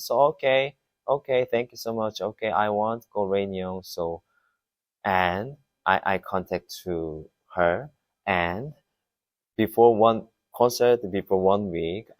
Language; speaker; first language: English; non-native, learner; Korean